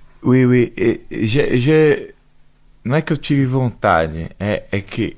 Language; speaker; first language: French; non-native, learner; Portuguese